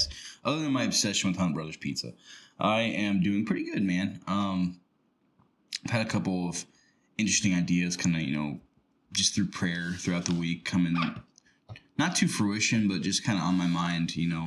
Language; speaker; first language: English; native; English